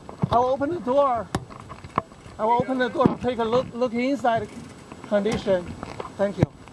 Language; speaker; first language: English; non-native, fluent; Chinese